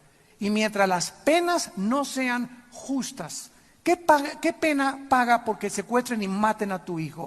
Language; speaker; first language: Spanish; native; Spanish